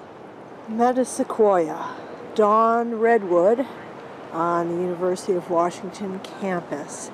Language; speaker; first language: English; native; English